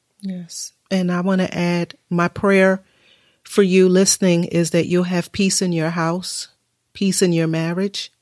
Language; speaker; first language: English; native; English